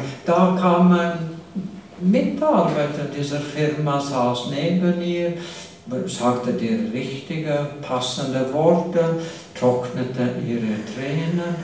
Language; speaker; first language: German; non-native, fluent; English